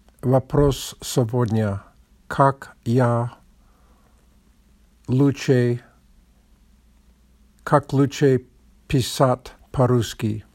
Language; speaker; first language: Russian; non-native, learner; English